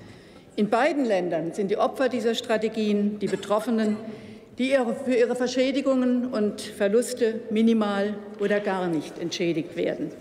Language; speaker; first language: German; native; German